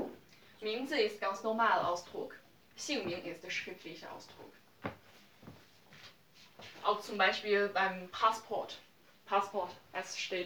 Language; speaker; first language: German; non-native, learner; Chinese